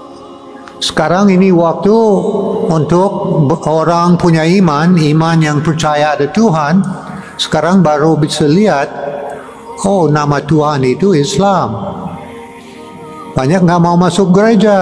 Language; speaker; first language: Indonesian; non-native, fluent; English